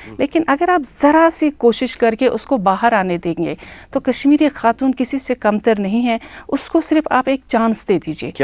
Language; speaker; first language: Urdu; non-native, local second language; Kashmiri